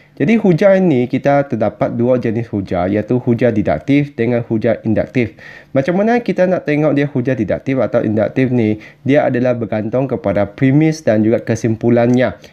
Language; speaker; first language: Malay; non-native, local second language; Chinese